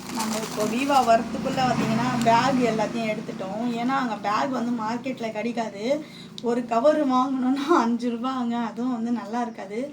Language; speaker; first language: Tamil; native; Tamil